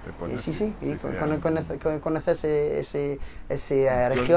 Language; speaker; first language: Spanish; non-native, fluent; French